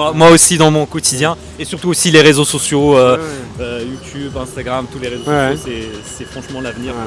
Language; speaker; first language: French; native; French